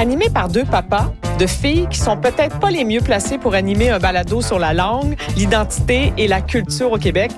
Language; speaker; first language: French; native; French